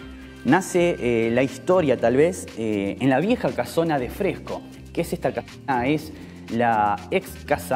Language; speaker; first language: Spanish; native; Spanish